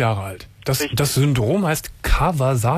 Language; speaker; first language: German; native; German